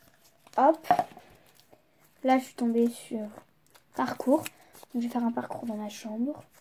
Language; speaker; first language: French; native; French